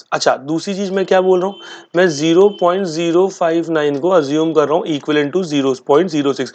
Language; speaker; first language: Hindi; native; Hindi